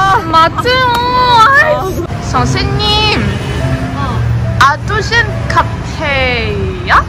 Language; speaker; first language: Korean; non-native, learner; Vietnamese